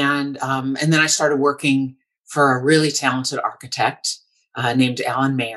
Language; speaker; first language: English; native; English